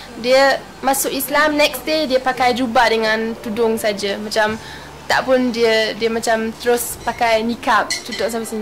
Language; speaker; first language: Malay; non-native, fluent; German